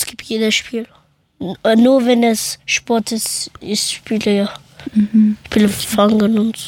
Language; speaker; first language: German; early bilingual, other home language; Persian